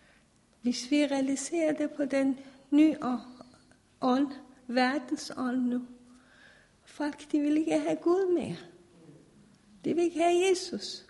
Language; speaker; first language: Danish; non-native, fluent; Persian